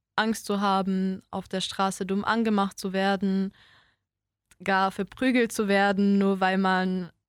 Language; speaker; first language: German; early bilingual, other home language; Polish